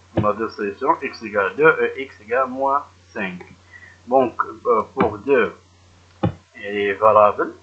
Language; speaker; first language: French; non-native, local second language; Arabic